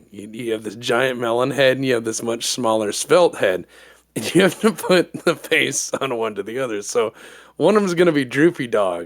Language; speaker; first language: English; native; English